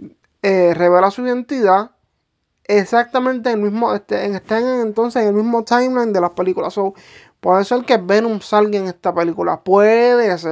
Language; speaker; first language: Spanish; native; Spanish